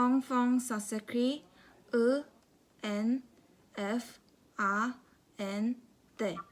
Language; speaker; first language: French; non-native, learner; Korean